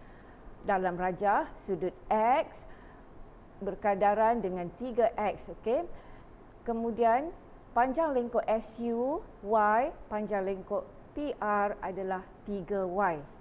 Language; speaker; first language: Malay; native; Malay